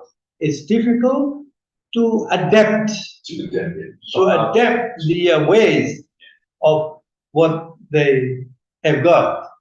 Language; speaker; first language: English; non-native, fluent; Indonesian